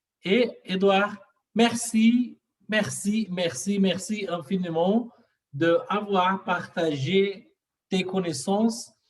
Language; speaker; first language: French; non-native, learner; Portuguese